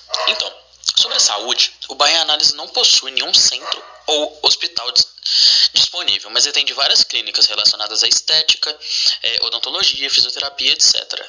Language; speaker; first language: Portuguese; native; Portuguese